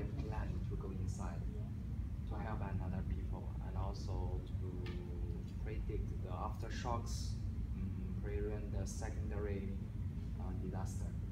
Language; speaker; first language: English; non-native, learner; Chinese